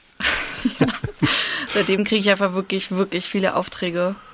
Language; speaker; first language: German; early bilingual, other home language; Russian